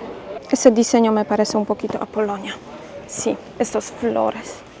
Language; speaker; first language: Spanish; non-native, fluent; Polish